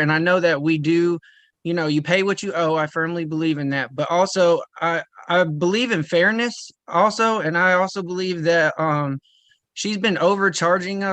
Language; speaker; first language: English; native; English